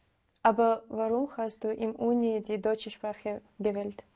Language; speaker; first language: German; non-native, learner; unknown